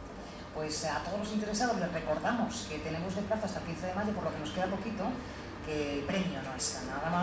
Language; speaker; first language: Spanish; native; Spanish